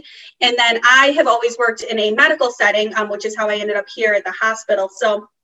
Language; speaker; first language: English; native; English